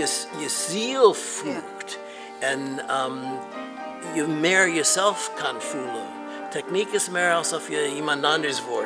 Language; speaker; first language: Dutch; non-native, fluent; English